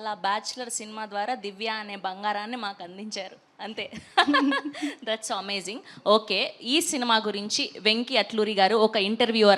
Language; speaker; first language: Telugu; native; Telugu